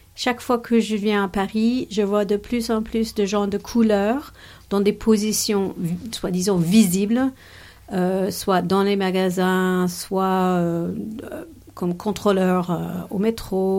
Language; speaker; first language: French; non-native, fluent; English